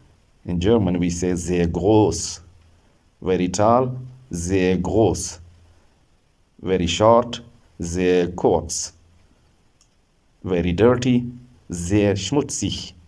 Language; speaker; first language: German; non-native, learner; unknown